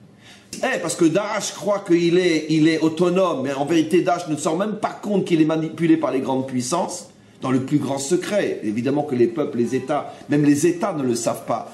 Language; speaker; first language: French; native; French